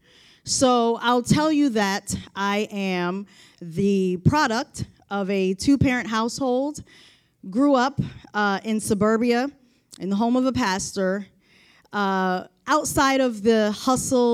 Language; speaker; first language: English; native; English